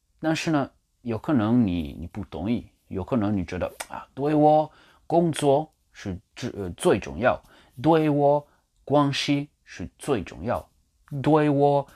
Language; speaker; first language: Chinese; non-native, learner; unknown